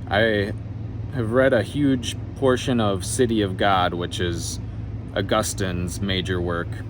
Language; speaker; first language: English; native; English